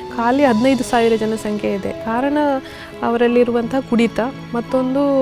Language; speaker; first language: Kannada; native; Kannada